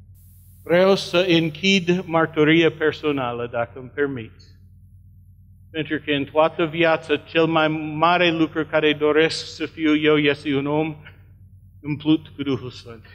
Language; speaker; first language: Romanian; non-native, learner; English